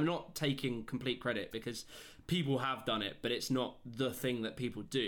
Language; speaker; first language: English; native; English